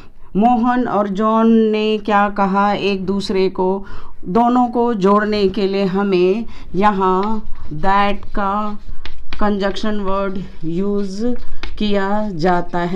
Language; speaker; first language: Hindi; native; Hindi